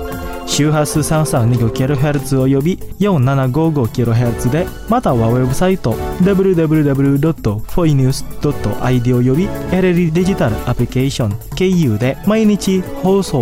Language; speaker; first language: Japanese; non-native, fluent; Indonesian